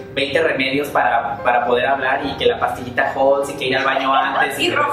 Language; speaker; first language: Spanish; native; Spanish